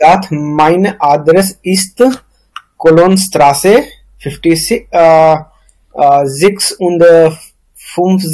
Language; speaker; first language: German; non-native, learner; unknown